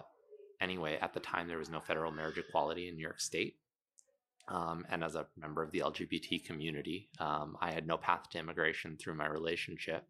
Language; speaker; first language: English; native; English